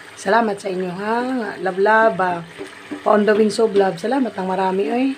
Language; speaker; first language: Filipino; non-native, local second language; Cebuano